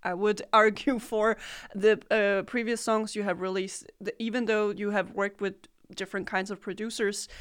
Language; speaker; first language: English; non-native, fluent; Danish